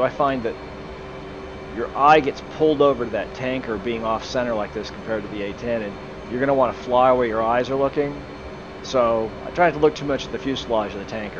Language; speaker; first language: English; native; English